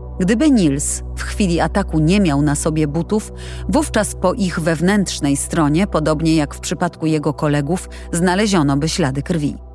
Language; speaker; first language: Polish; native; Polish